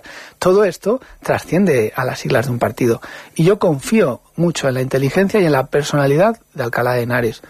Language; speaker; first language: Spanish; native; Spanish